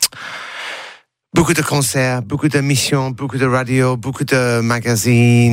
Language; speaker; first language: French; non-native, learner; English